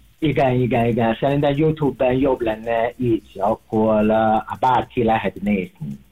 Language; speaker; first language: Hungarian; non-native, learner; Chinese